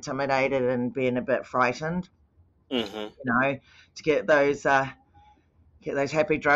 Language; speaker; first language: English; native; English